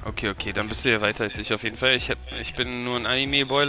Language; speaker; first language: German; native; German